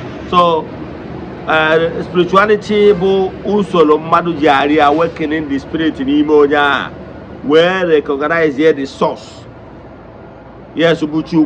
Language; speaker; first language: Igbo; native; Igbo